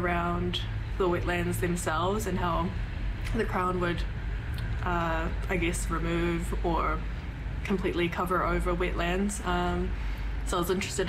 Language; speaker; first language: English; native; English